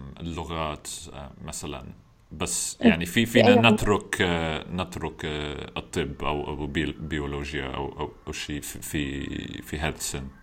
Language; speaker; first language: Arabic; non-native, learner; English